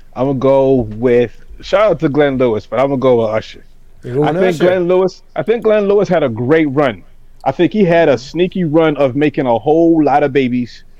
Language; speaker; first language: English; native; English